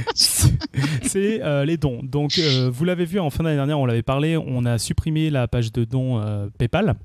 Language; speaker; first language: French; native; French